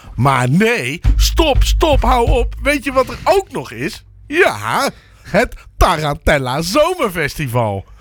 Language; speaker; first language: Dutch; native; Dutch